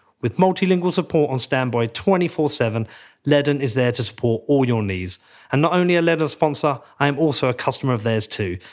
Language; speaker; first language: English; native; English